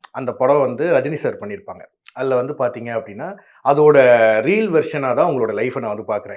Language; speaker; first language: Tamil; native; Tamil